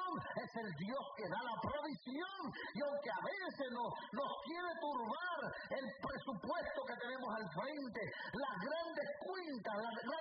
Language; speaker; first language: Spanish; native; Spanish